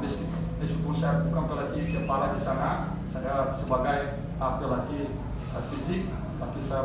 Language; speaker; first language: Indonesian; non-native, fluent; Portuguese